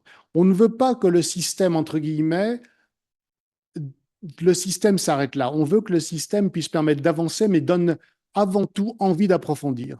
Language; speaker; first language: French; native; French